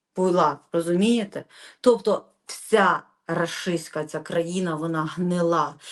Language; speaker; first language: Ukrainian; native; Ukrainian